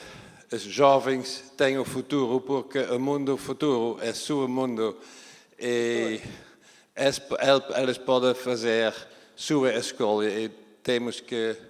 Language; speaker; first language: Portuguese; non-native, fluent; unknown